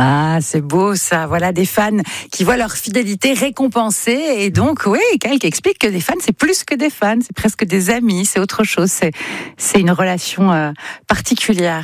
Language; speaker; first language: French; native; French